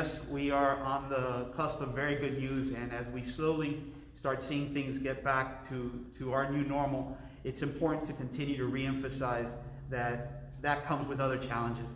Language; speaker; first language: English; early bilingual, other home language; Spanish